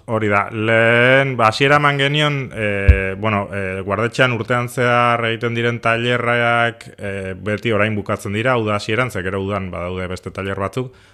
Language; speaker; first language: Basque; native; Basque